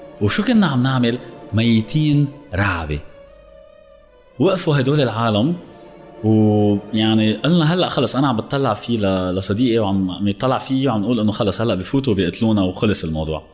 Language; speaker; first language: Arabic; native; Arabic